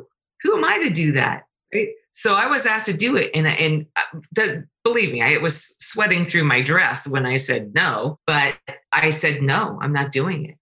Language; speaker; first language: English; native; English